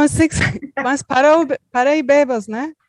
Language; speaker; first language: Portuguese; non-native, learner; Turkish